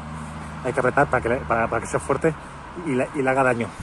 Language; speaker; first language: Spanish; native; Spanish